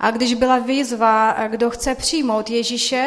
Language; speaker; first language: Czech; non-native, fluent; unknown